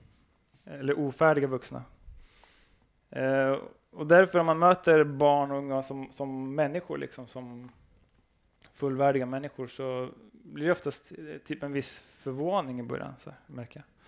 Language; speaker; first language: Swedish; native; Swedish